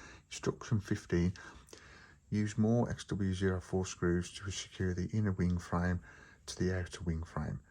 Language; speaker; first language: English; native; English